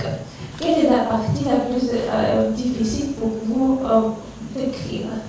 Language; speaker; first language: French; non-native, fluent; Georgian